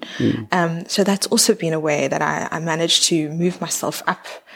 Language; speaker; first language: English; native; English